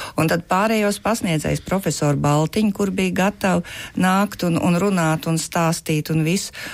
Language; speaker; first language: Latvian; native; Latvian